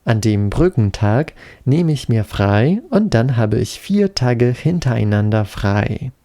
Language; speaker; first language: German; non-native, fluent; Polish